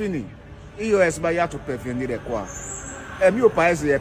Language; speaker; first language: Italian; non-native, learner; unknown